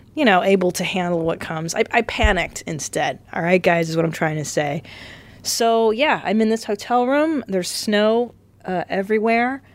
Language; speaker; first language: English; native; English